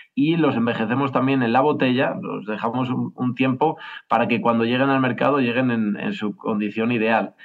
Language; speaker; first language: Spanish; native; Spanish